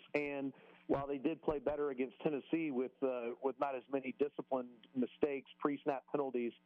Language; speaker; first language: English; native; English